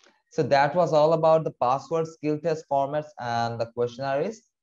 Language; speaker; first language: English; non-native, local second language; Bangla